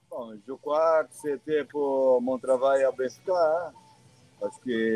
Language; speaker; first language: French; non-native, fluent; Portuguese